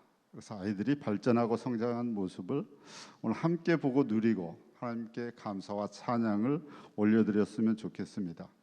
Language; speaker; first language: Korean; native; Korean